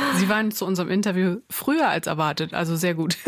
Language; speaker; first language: German; native; German